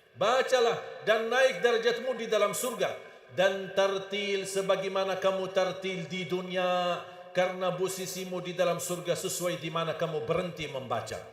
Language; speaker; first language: Malay; non-native, fluent; Arabic